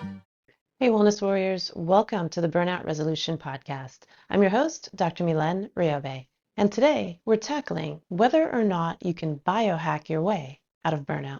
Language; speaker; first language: English; native; English